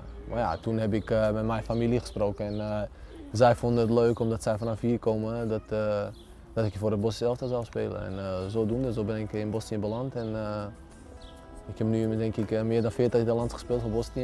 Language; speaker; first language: Dutch; early bilingual, other home language; Bosnian